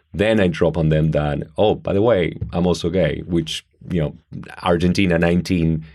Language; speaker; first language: English; non-native, fluent; Spanish